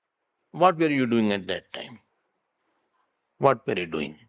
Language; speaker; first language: English; non-native, local second language; Hindi